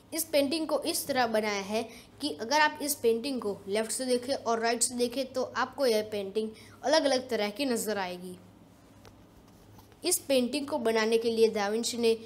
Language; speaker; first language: Hindi; non-native, local second language; Gujarati